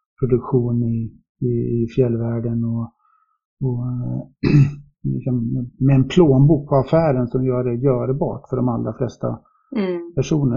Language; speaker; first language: Swedish; native; Swedish